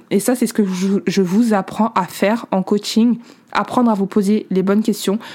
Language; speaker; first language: French; native; French